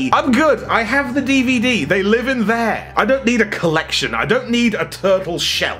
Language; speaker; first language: English; native; English